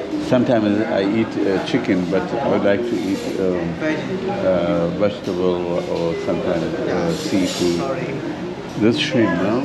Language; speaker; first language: English; non-native, learner; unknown